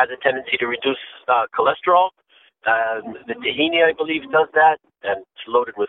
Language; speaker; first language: English; native; English